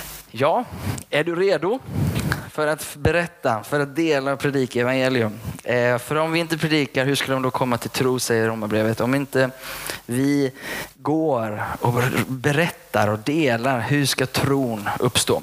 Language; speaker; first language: Swedish; native; Swedish